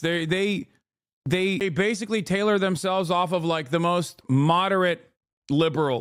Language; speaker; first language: English; native; English